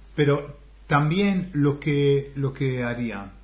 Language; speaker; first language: Spanish; non-native, fluent; English